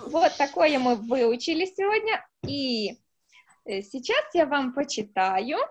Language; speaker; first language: Russian; native; Russian